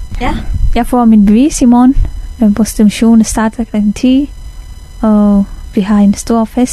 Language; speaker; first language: Danish; non-native, fluent; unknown